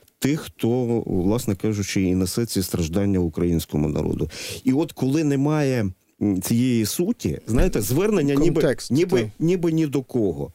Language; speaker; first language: Ukrainian; native; Ukrainian